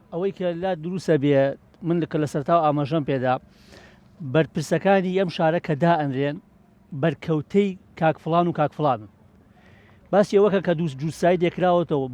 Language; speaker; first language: Central Kurdish; native; Central Kurdish